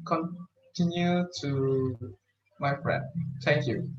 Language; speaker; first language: English; non-native, learner; Indonesian